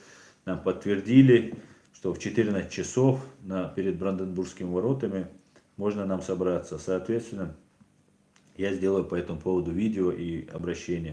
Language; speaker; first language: Russian; non-native, local second language; Chechen